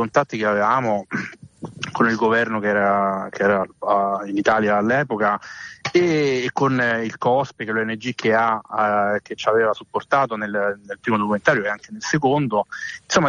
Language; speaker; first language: Italian; native; Italian